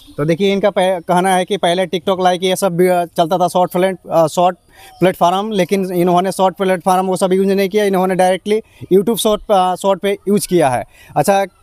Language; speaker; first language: Hindi; native; Hindi